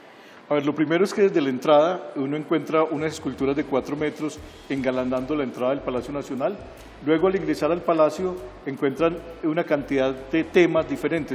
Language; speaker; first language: Spanish; native; Spanish